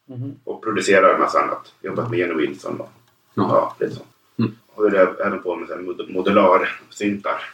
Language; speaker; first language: Swedish; native; Swedish